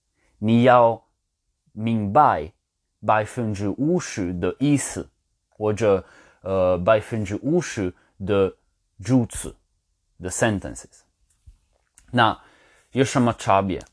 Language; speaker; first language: Chinese; non-native, learner; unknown